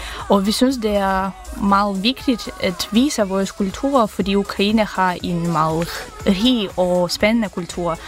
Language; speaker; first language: Danish; non-native, fluent; Ukrainian